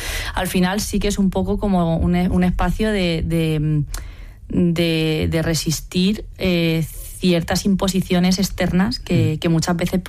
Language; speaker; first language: Spanish; native; Spanish